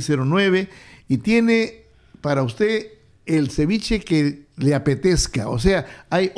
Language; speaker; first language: Spanish; native; Spanish